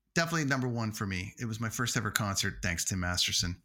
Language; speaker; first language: English; native; English